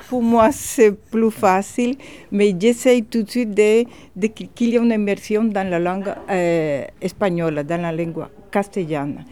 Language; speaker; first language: French; non-native, fluent; Spanish